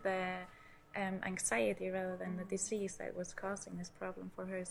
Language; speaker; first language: English; non-native, fluent; Icelandic